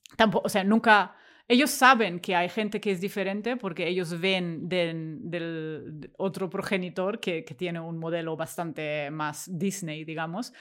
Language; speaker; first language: Spanish; non-native, fluent; German